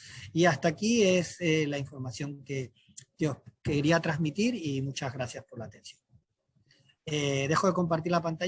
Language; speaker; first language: Spanish; native; Spanish